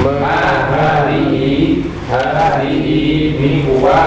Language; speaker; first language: Arabic; non-native, learner; Indonesian